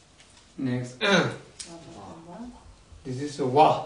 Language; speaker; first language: English; non-native, learner; Tibetan